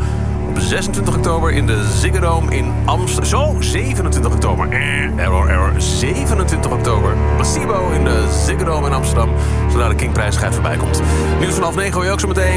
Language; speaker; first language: Dutch; native; Dutch